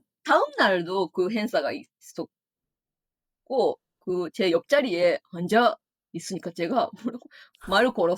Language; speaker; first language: Korean; non-native, fluent; Japanese